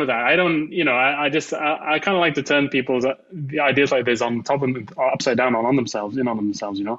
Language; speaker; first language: English; native; English